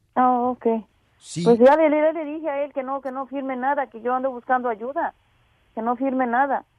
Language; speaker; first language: Spanish; native; Spanish